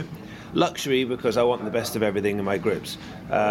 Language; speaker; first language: English; native; English